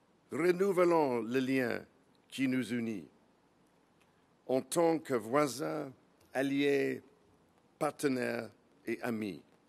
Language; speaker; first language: French; non-native, fluent; English